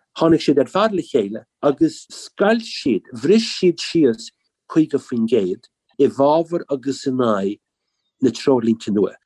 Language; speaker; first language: Irish; native; Irish